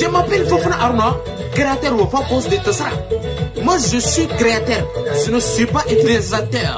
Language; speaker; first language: French; non-native, local second language; Bambara